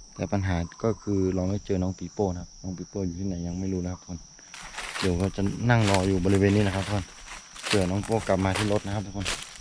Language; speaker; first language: Thai; non-native, local second language; Karen languages